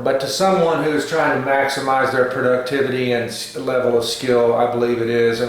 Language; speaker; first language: English; native; English